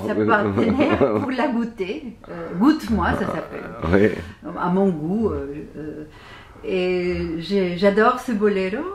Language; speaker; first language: French; non-native, fluent; Spanish